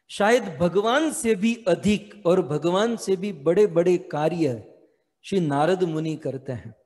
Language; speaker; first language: Hindi; native; Hindi